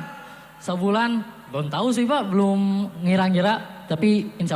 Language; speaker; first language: Indonesian; native; Indonesian